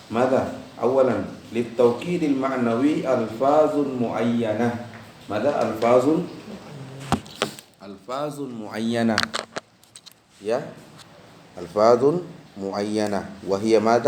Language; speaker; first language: Arabic; non-native, fluent; Indonesian